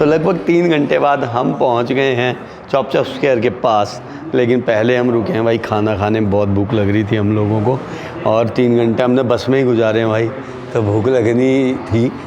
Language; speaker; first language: Hindi; native; Hindi